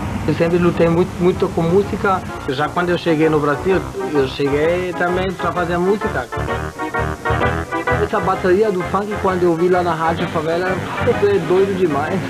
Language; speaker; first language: Portuguese; non-native, fluent; German